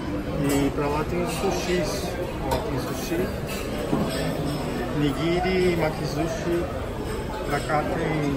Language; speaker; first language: Portuguese; non-native, fluent; Japanese